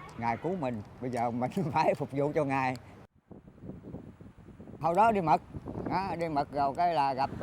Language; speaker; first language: Vietnamese; native; Vietnamese